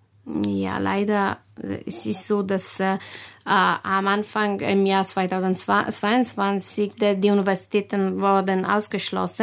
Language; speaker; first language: German; non-native, fluent; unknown